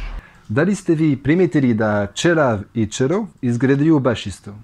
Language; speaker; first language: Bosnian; non-native, learner; French